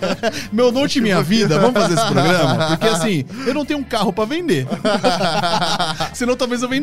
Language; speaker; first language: Portuguese; native; Portuguese